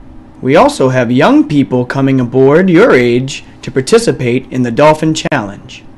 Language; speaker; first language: English; native; English